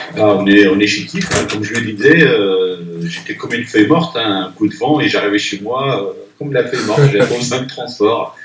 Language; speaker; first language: French; non-native, local second language; Arabic